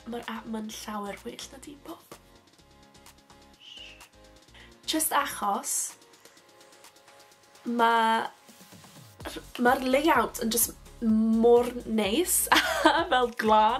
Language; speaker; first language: Welsh; non-native, local second language; English